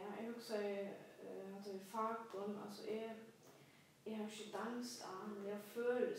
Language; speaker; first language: Danish; non-native, local second language; Faroese